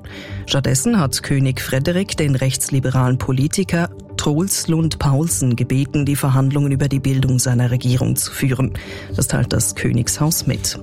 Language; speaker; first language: German; native; German